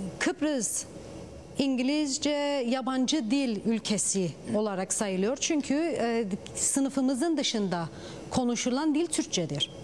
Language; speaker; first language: Turkish; early bilingual, heritage; Turkish